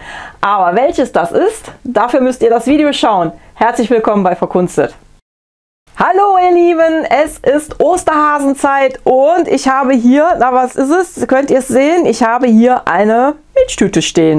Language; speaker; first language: German; native; German